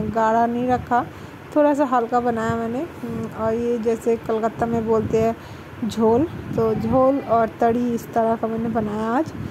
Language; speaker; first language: Hindi; non-native, local second language; Bangla